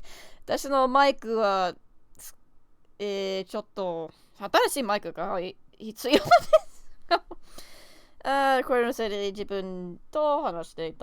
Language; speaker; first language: Japanese; non-native, learner; English